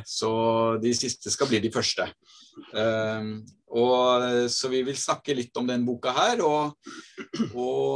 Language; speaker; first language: Norwegian; native; Norwegian